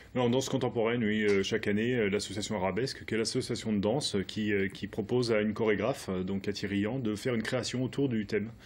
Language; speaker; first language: French; native; French